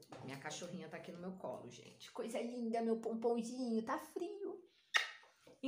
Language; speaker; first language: Portuguese; native; Portuguese